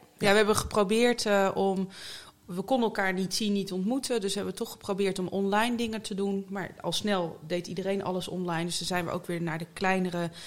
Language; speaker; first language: Dutch; native; Dutch